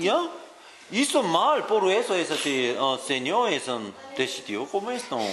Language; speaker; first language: Spanish; non-native, learner; Korean